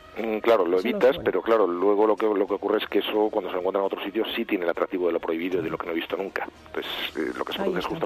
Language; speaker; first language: Spanish; native; Spanish